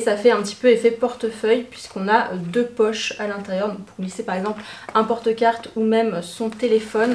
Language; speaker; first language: French; native; French